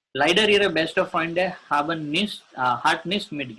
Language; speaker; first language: German; non-native, learner; Gujarati